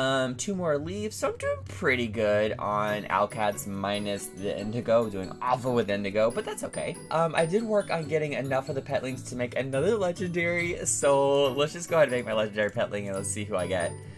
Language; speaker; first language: English; native; English